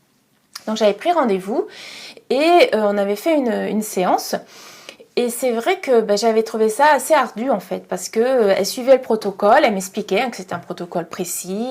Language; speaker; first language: French; native; French